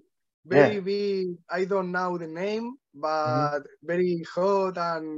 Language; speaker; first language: English; non-native, learner; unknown